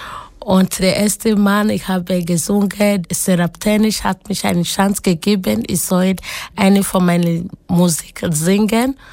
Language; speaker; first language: German; non-native, learner; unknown